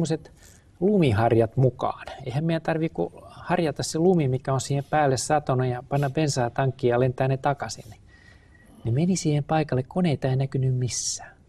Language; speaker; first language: Finnish; native; Finnish